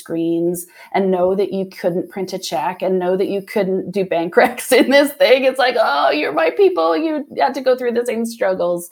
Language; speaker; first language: English; native; English